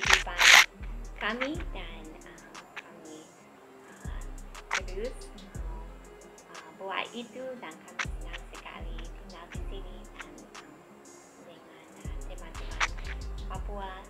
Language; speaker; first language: Indonesian; non-native, learner; English